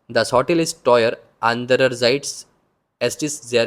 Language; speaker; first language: German; non-native, learner; Hindi